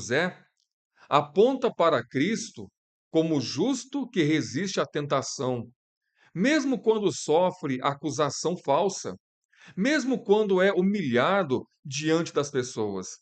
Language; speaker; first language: Portuguese; native; Portuguese